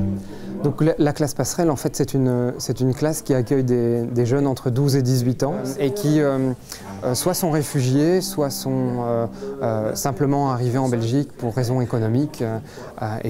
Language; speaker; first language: French; native; French